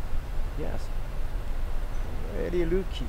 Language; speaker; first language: English; non-native, learner; French